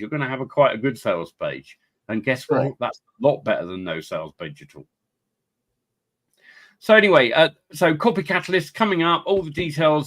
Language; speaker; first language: English; native; English